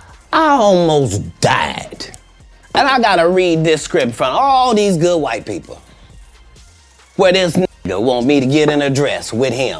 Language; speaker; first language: English; native; English